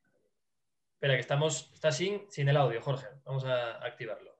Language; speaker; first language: Spanish; native; Spanish